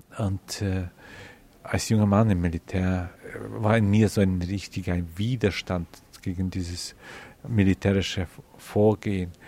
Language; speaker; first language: German; non-native, fluent; Ukrainian